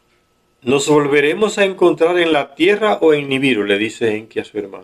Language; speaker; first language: Spanish; native; Spanish